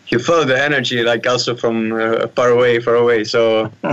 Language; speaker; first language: English; non-native, fluent; Italian